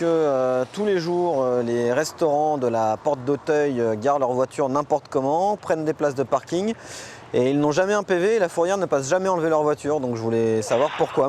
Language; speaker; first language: French; native; French